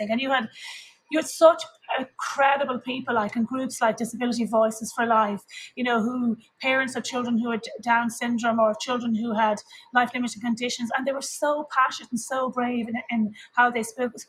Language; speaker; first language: English; native; English